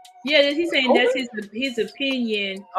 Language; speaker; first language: English; native; English